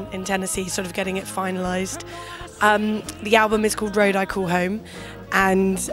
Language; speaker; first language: English; native; English